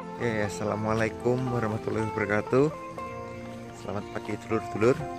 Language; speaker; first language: Indonesian; non-native, local second language; Javanese